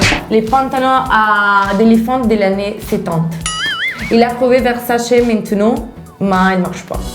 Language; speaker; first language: French; non-native, learner; Italian